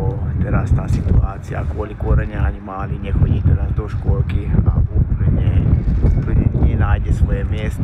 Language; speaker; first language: Slovak; non-native, fluent; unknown